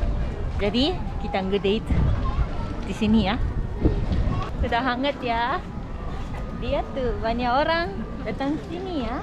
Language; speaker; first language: Indonesian; non-native, fluent; Japanese